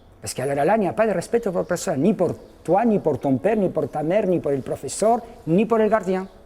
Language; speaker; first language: French; non-native, fluent; Spanish